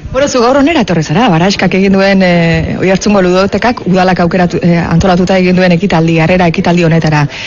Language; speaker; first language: Basque; native; Basque